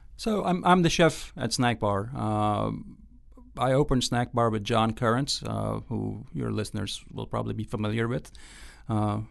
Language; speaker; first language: English; non-native, local second language; Gujarati